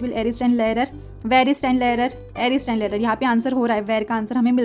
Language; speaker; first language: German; non-native, learner; Hindi